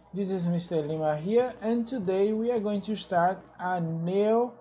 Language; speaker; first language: English; non-native, fluent; Portuguese